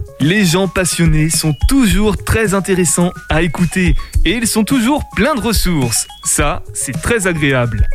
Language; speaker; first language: French; native; French